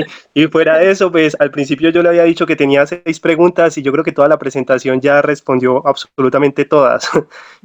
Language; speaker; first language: Spanish; native; Spanish